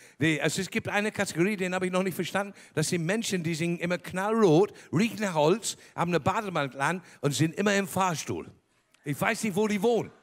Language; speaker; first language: German; native; German